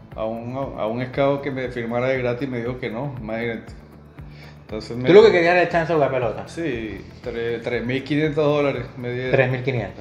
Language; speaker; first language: Spanish; native; Spanish